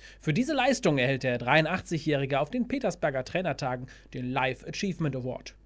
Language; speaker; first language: German; native; German